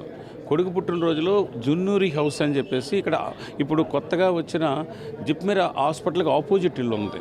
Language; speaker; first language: Telugu; native; Telugu